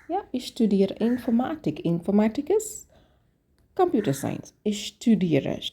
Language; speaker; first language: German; non-native, learner; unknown